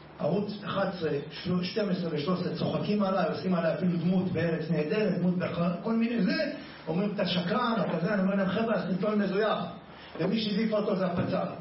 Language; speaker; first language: Hebrew; native; Hebrew